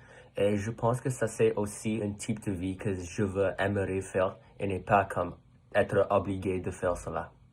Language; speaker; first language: French; non-native, local second language; Russian